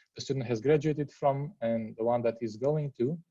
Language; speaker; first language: English; non-native, fluent; Romanian